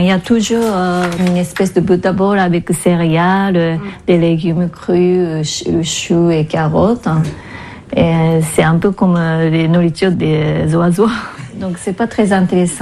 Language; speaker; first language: French; non-native, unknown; Japanese